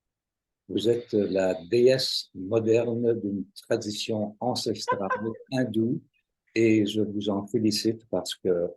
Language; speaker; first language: French; native; French